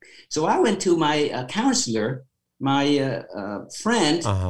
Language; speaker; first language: English; non-native, fluent; Khmer